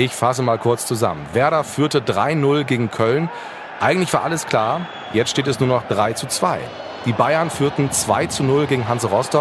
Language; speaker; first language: German; native; German